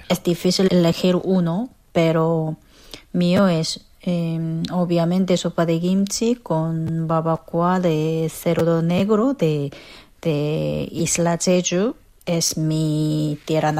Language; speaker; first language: Spanish; non-native, fluent; Korean